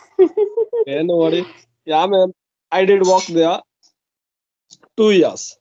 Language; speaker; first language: English; non-native, local second language; Hindi